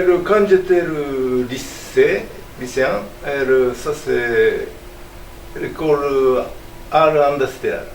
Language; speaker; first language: French; non-native, learner; Japanese